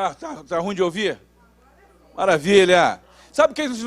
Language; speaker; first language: Portuguese; native; Portuguese